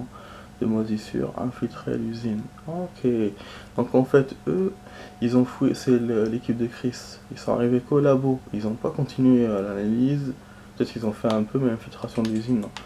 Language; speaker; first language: French; native; French